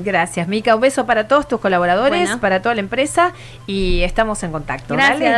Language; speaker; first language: Spanish; native; Spanish